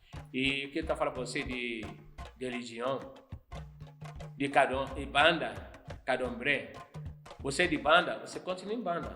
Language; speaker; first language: Portuguese; non-native, fluent; Yoruba